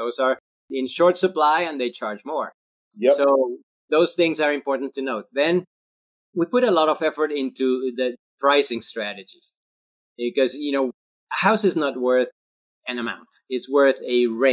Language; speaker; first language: English; non-native, fluent; Spanish